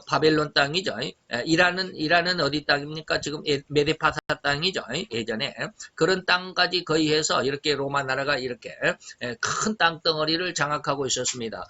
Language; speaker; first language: Korean; native; Korean